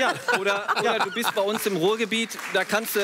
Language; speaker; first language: German; native; German